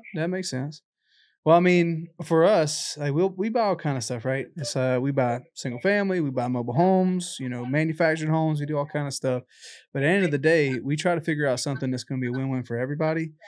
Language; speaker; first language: English; native; English